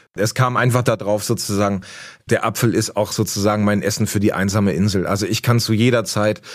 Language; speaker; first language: German; native; German